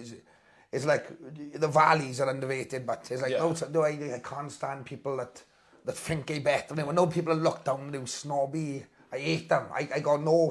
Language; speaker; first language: English; native; English